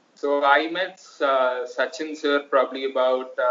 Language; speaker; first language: English; non-native, local second language; Telugu